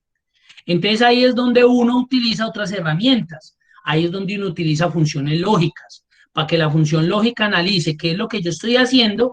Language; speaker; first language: Spanish; native; Spanish